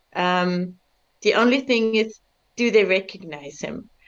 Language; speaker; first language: English; early bilingual, other home language; German